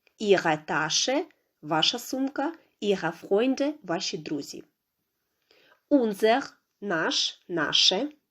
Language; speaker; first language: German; non-native, fluent; Ukrainian